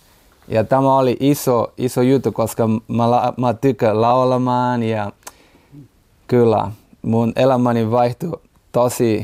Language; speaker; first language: Finnish; non-native, learner; Portuguese